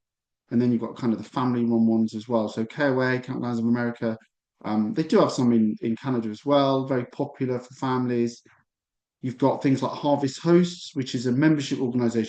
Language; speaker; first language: English; native; English